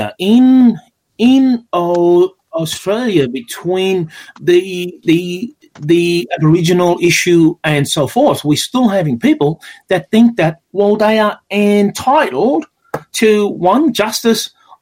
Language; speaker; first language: English; native; English